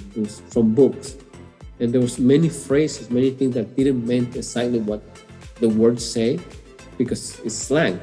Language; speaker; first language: English; non-native, fluent; Spanish